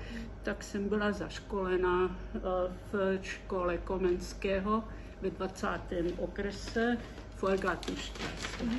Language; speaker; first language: Czech; early bilingual, heritage; Czech